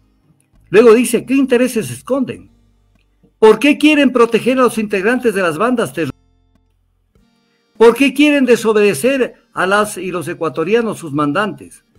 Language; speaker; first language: Spanish; native; Spanish